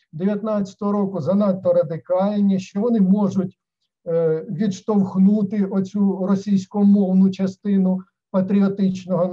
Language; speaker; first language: Ukrainian; native; Ukrainian